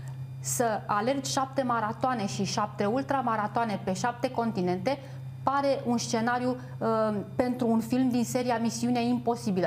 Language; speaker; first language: Romanian; native; Romanian